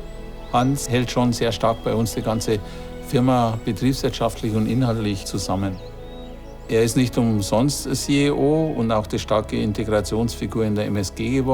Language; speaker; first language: German; native; German